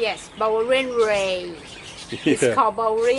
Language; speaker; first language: English; non-native, fluent; Thai